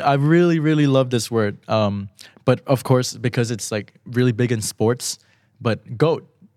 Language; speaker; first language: English; early bilingual, other home language; Thai